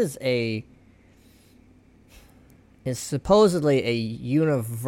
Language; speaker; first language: English; native; English